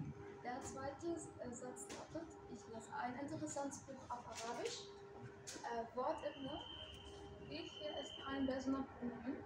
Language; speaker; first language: German; non-native, learner; Arabic